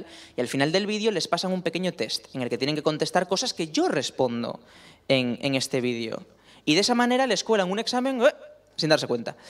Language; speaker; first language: Spanish; native; Spanish